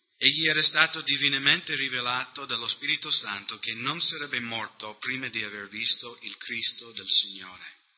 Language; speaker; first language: Italian; non-native, fluent; English